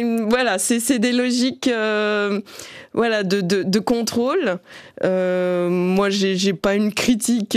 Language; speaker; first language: French; native; French